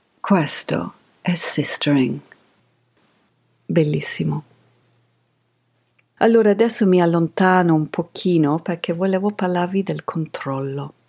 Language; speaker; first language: Italian; non-native, fluent; English